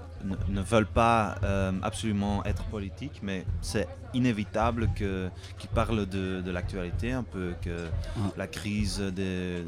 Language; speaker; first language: French; non-native, fluent; Dutch